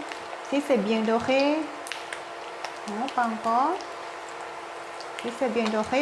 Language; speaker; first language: French; non-native, learner; Thai